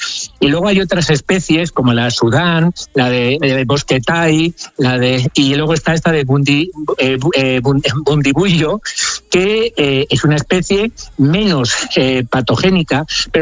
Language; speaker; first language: Spanish; native; Spanish